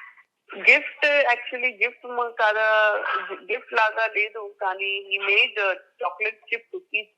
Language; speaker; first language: Telugu; non-native, learner; Gujarati